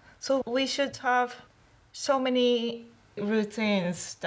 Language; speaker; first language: English; non-native, learner; Japanese